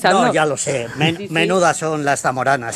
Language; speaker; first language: Spanish; native; Spanish